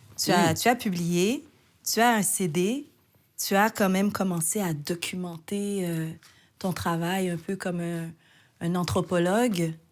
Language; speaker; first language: French; native; French